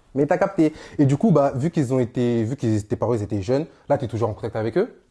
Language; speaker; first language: French; native; French